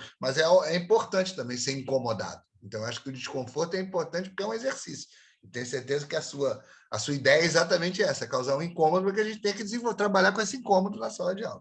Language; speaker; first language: Portuguese; native; Portuguese